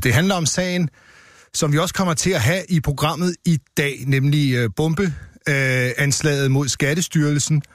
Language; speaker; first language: Danish; native; Danish